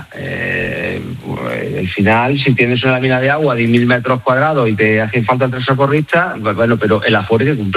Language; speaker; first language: Spanish; native; Spanish